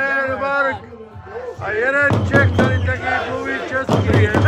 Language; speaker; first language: Czech; non-native, learner; German